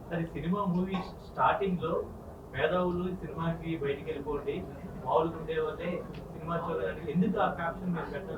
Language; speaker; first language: Telugu; native; Telugu